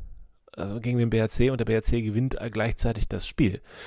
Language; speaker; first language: German; native; German